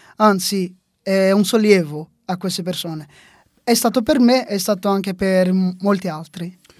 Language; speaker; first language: Italian; non-native, fluent; Portuguese